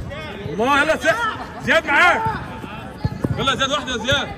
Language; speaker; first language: Arabic; native; Arabic